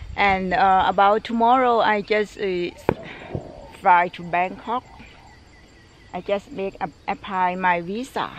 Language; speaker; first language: English; non-native, learner; Thai